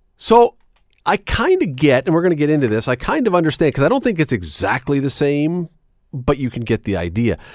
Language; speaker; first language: English; native; English